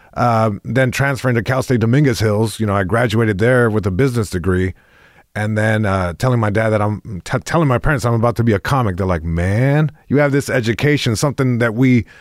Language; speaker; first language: English; early bilingual, other home language; Spanish